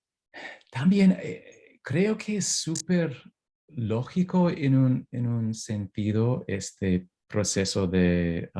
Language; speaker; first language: Spanish; non-native, fluent; English